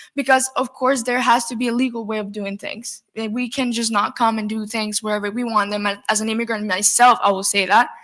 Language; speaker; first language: English; non-native, fluent; Spanish